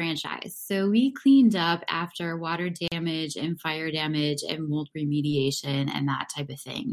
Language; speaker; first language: English; native; English